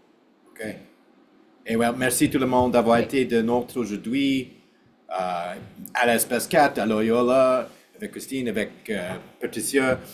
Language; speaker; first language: French; non-native, fluent; English